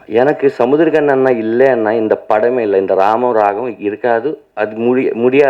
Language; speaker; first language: Tamil; non-native, learner; Telugu